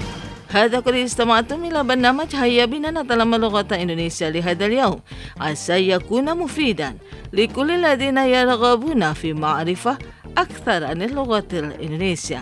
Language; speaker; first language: Arabic; non-native, fluent; Indonesian